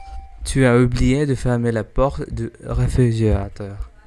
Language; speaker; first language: French; non-native, learner; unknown